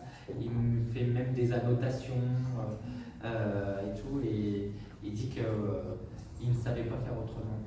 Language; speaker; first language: French; native; French